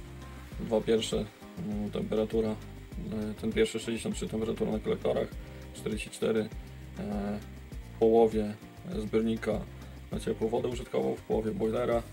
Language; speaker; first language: Polish; native; Polish